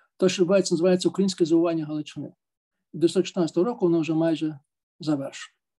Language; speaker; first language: Ukrainian; native; Ukrainian